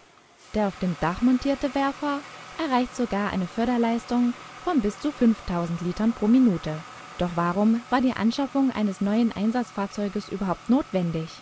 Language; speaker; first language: German; native; German